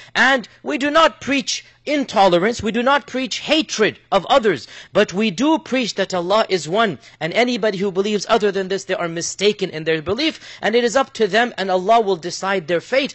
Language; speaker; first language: English; native; English